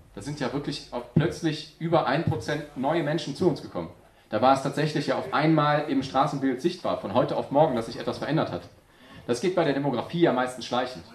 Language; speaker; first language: German; native; German